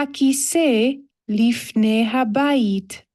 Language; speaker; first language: Hebrew; non-native, learner; English